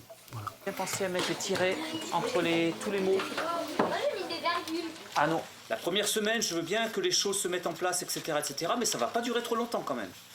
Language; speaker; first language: French; native; French